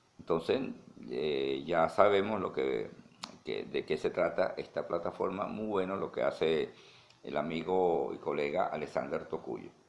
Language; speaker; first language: Spanish; native; Spanish